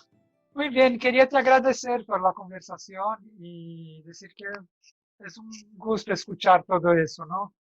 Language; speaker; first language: Spanish; non-native, fluent; Portuguese